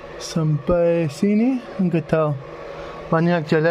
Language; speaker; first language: Indonesian; non-native, learner; English